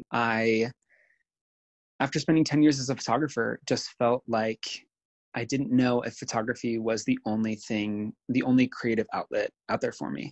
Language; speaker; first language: English; native; English